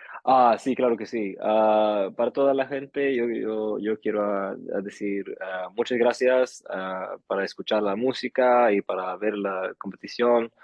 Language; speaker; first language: Spanish; early bilingual, heritage; Swedish